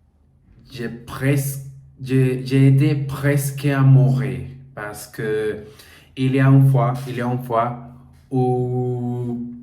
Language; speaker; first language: French; non-native, learner; Portuguese